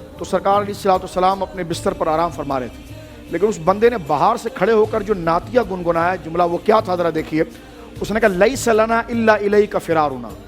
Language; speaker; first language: Urdu; native; Urdu